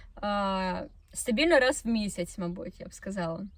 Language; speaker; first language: Ukrainian; non-native, local second language; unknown